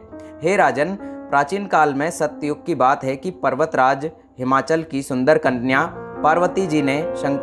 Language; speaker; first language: Hindi; native; Hindi